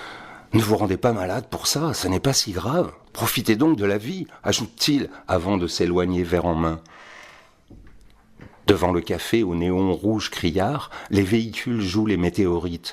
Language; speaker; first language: French; native; French